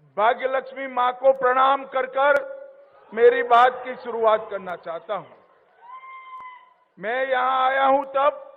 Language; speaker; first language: Hindi; non-native, local second language; Gujarati